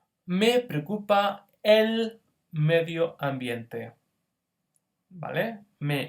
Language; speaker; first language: Spanish; non-native, fluent; English